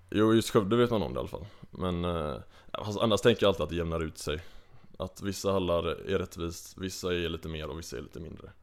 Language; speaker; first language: Swedish; native; Swedish